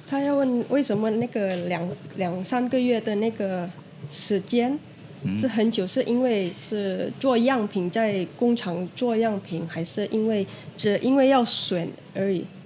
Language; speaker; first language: Chinese; non-native, fluent; Indonesian